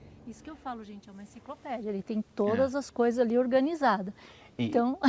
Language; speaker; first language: Portuguese; native; Portuguese